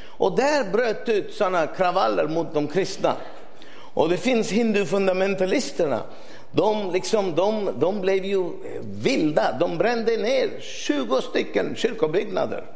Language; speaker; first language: Swedish; non-native, fluent; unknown